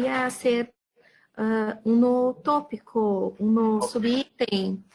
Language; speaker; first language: Spanish; non-native, learner; Portuguese